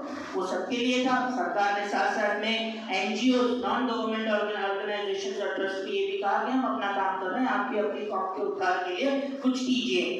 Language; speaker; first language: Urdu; non-native, local second language; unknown